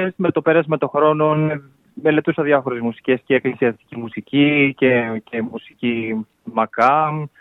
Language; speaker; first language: Greek; native; Greek